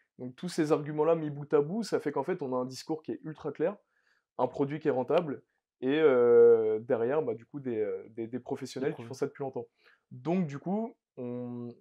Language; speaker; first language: French; native; French